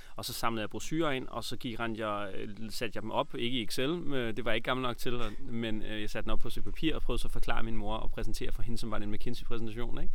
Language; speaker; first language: Danish; native; Danish